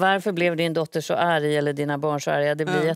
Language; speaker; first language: Swedish; native; Swedish